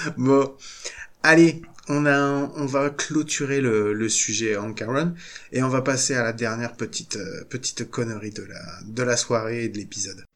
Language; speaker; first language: French; native; French